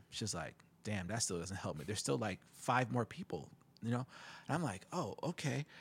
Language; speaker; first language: English; native; English